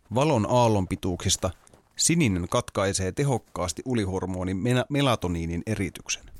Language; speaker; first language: Finnish; native; Finnish